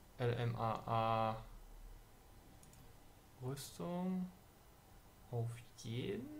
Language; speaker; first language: German; native; German